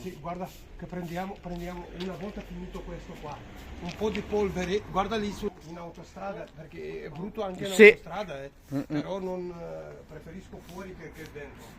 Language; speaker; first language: Italian; non-native, local second language; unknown